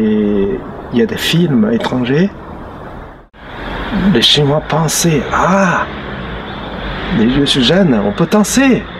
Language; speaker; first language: French; non-native, learner; Chinese